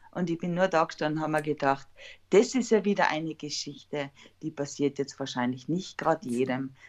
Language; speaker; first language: German; native; German